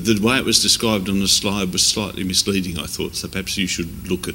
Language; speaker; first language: English; native; English